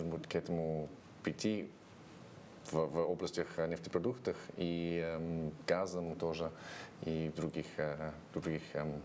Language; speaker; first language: Russian; non-native, fluent; English